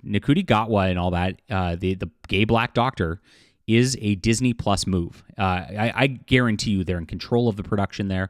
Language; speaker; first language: English; native; English